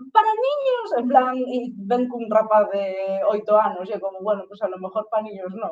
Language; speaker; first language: Spanish; non-native, local second language; Galician